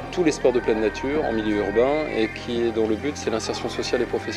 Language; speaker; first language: French; native; French